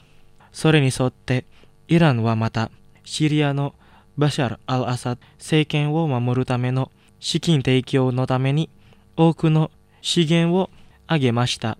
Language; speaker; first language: Japanese; non-native, fluent; Indonesian